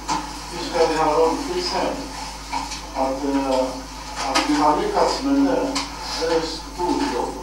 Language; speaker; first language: Swedish; non-native, fluent; Greek